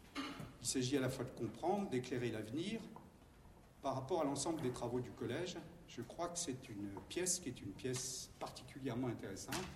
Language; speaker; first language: French; native; French